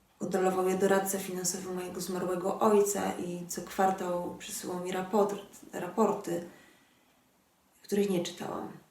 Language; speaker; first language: Polish; native; Polish